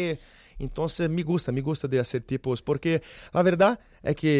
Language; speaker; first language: Spanish; non-native, learner; Portuguese